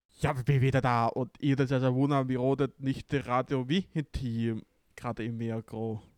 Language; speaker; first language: German; non-native, learner; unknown